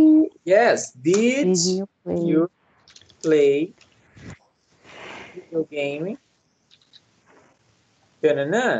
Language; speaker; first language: English; non-native, learner; Portuguese